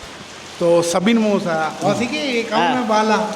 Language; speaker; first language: Filipino; non-native, learner; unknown